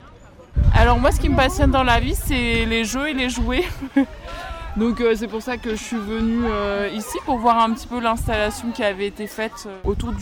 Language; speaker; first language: French; native; French